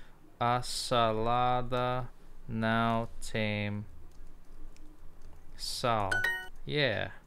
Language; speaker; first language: Portuguese; non-native, learner; English